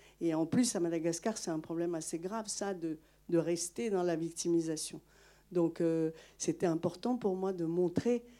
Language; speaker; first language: French; non-native, local second language; Malagasy